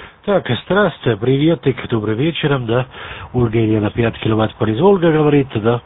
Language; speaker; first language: Russian; non-native, learner; German